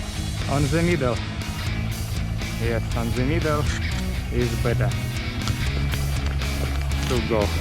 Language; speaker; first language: English; non-native, learner; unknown